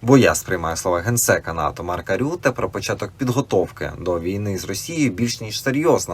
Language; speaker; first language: Ukrainian; native; Ukrainian